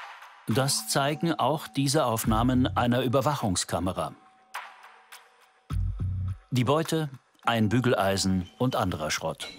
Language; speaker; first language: German; native; German